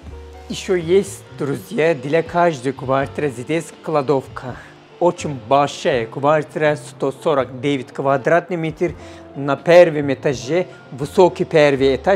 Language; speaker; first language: Russian; non-native, learner; Turkish